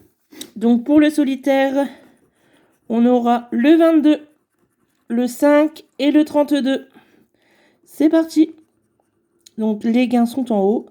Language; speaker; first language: French; native; French